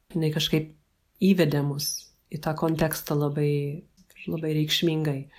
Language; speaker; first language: Lithuanian; early bilingual, heritage; English